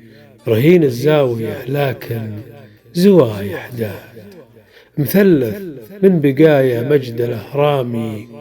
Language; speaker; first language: Arabic; native; Arabic